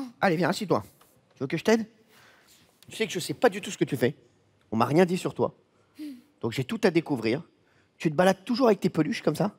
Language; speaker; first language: French; native; French